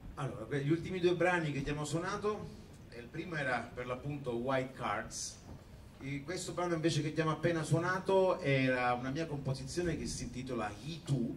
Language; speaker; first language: Italian; native; Italian